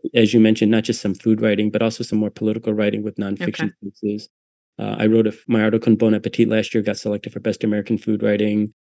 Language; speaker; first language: English; native; English